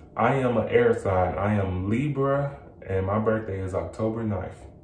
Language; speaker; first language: English; native; English